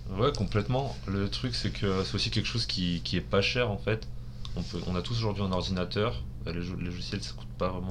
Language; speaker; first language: French; early bilingual, other home language; Spanish